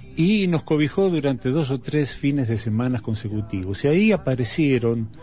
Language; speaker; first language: Spanish; native; Spanish